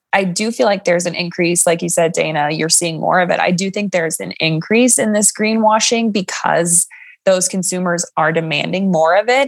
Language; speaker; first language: English; native; English